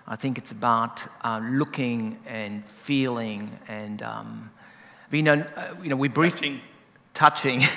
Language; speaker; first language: English; native; English